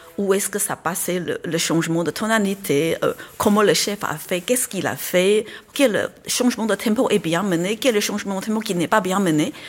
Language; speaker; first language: French; non-native, fluent; Chinese